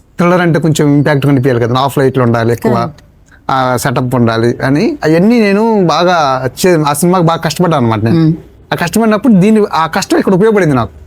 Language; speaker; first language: Telugu; native; Telugu